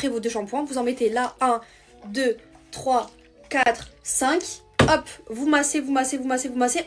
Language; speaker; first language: French; native; French